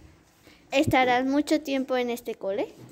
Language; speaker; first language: Spanish; native; Spanish